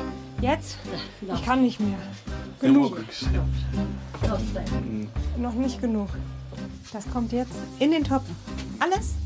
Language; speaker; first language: German; native; German